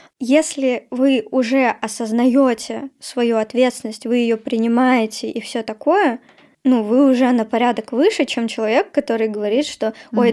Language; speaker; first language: Russian; native; Russian